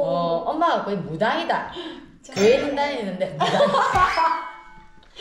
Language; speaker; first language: Korean; native; Korean